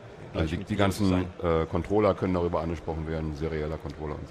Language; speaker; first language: German; native; German